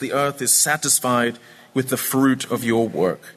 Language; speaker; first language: English; native; English